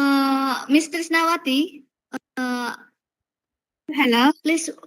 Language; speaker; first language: English; non-native, learner; Indonesian